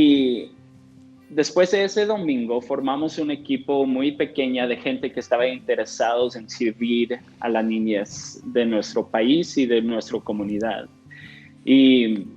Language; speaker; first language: Spanish; non-native, fluent; English